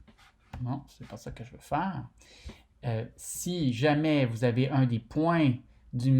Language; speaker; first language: French; native; French